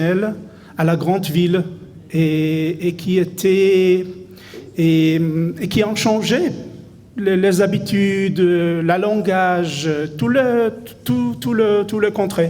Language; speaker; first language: French; non-native, fluent; Hebrew